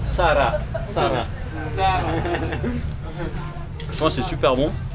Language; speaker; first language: French; native; French